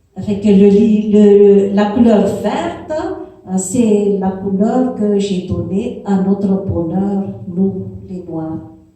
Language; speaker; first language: French; non-native, local second language; Malagasy